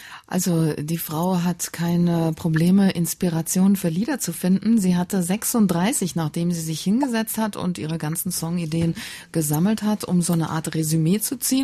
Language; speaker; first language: German; native; German